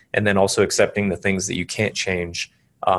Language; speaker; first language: English; native; English